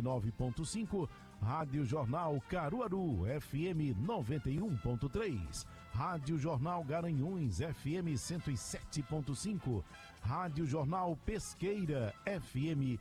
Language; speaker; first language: Portuguese; native; Portuguese